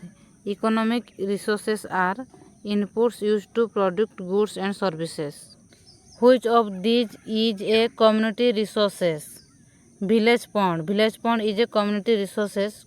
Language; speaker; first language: English; non-native, local second language; Odia